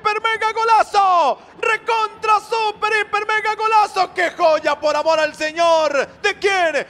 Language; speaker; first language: Spanish; native; Spanish